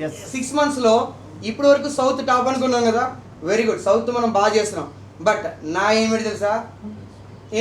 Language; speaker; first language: Telugu; native; Telugu